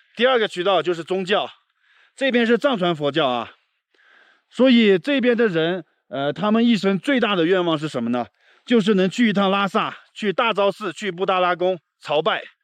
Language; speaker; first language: Chinese; native; Chinese